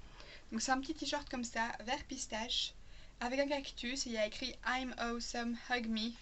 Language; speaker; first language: French; native; French